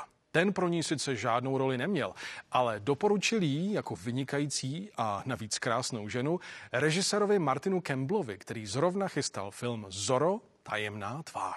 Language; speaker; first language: Czech; native; Czech